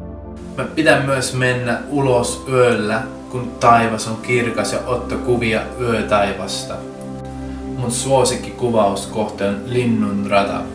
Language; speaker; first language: Finnish; non-native, learner; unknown